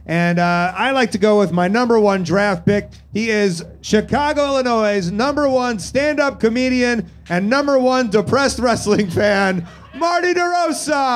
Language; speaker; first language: English; native; English